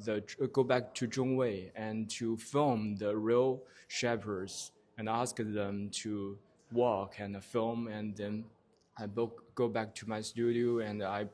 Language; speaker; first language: English; non-native, learner; Chinese